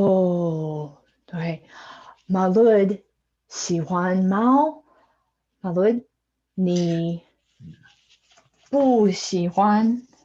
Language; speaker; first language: Chinese; non-native, fluent; English